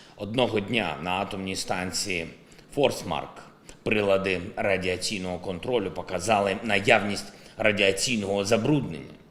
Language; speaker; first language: Ukrainian; non-native, local second language; Russian